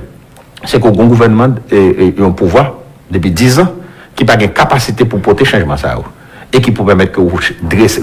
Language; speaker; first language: French; non-native, local second language; Haitian Creole